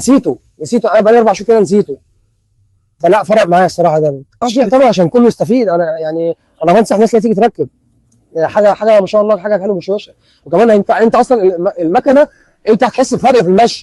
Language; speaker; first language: Arabic; native; Arabic